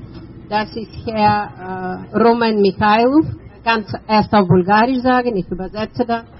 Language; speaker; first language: German; non-native, fluent; Bulgarian